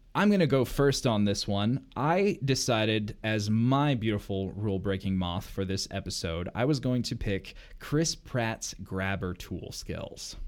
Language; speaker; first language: English; native; English